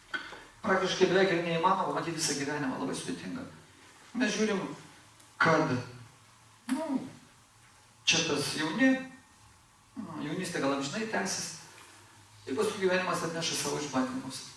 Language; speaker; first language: Lithuanian; native; Lithuanian